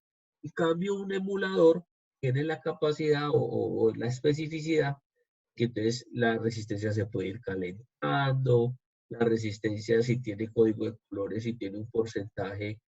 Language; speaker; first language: Spanish; native; Spanish